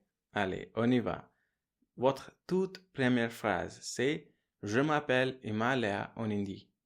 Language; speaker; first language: French; non-native, fluent; Hindi